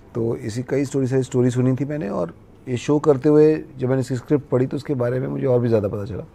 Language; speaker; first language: Hindi; native; Hindi